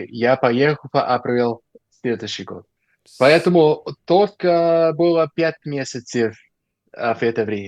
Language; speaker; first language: Russian; non-native, learner; English